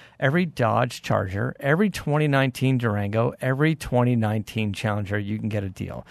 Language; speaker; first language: English; native; English